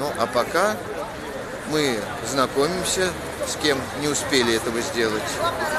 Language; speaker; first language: Russian; native; Russian